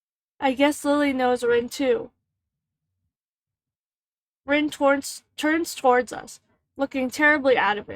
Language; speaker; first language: English; native; English